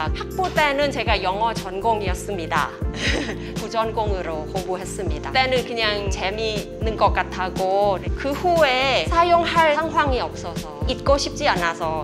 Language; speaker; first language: Korean; non-native, fluent; Thai